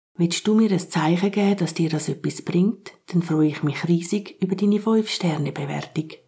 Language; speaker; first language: German; native; German